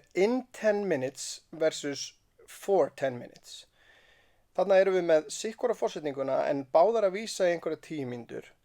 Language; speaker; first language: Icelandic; native; Icelandic